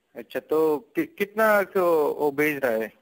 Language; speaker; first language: Hindi; non-native, local second language; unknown